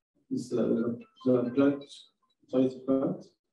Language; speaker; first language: English; non-native, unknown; Arabic